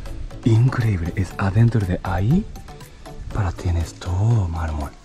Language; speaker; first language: Spanish; non-native, learner; Japanese